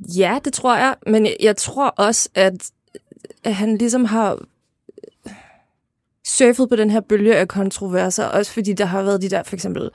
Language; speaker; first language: Danish; native; Danish